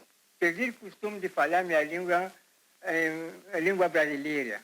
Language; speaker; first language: Portuguese; early bilingual, heritage; Portuguese